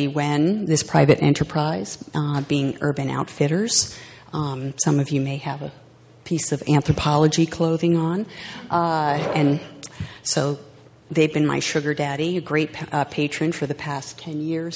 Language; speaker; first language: English; native; English